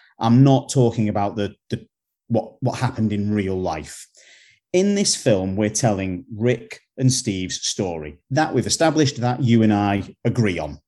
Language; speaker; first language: English; native; English